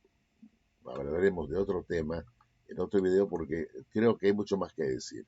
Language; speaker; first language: Spanish; native; Spanish